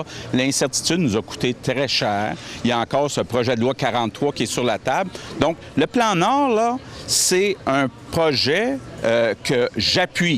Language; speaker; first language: French; native; French